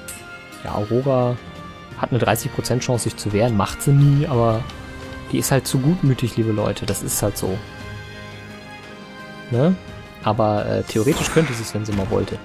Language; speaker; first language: German; native; German